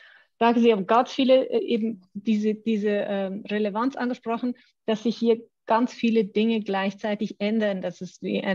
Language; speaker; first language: German; native; German